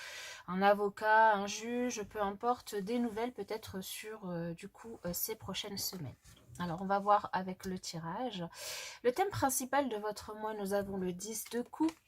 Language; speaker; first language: French; native; French